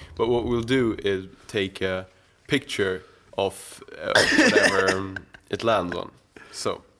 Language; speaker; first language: English; non-native, fluent; Swedish